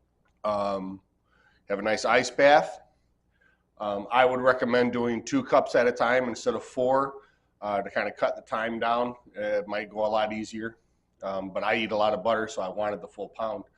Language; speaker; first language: English; native; English